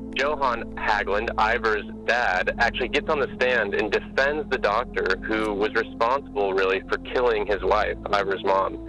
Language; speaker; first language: English; native; English